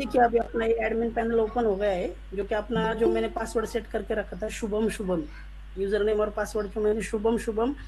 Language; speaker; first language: Hindi; non-native, local second language; Marathi